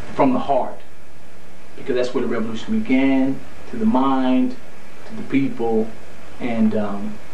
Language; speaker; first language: English; native; English